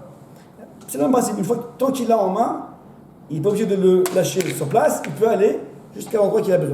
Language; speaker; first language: French; native; French